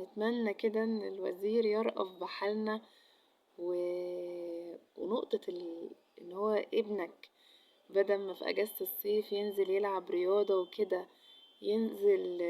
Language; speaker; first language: Arabic; native; Arabic